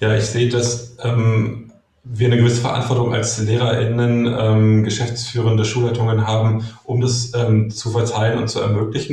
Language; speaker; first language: German; native; German